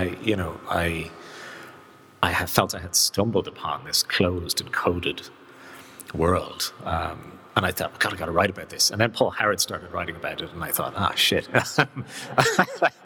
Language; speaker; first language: English; native; English